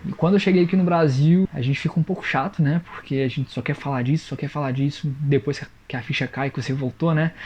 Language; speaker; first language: Portuguese; native; Portuguese